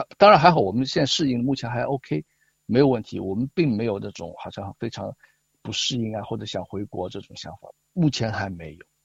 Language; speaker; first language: Chinese; native; Chinese